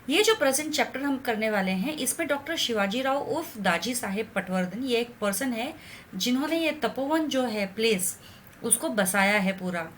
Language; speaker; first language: Hindi; non-native, local second language; Marathi